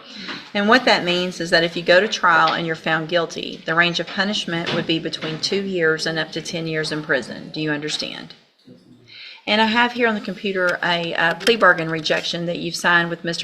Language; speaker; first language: English; native; English